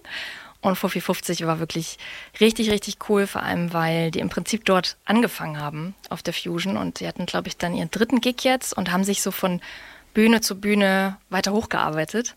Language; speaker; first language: German; native; German